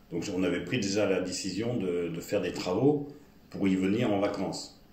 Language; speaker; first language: French; native; French